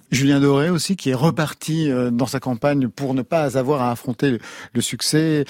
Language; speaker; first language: French; native; French